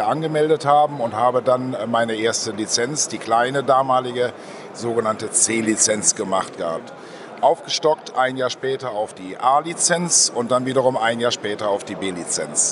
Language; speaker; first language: German; native; German